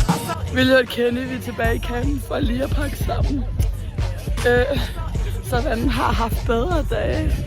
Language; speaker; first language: Danish; native; Danish